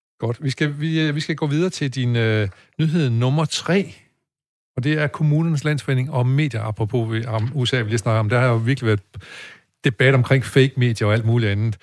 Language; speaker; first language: Danish; native; Danish